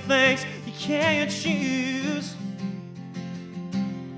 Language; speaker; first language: English; native; English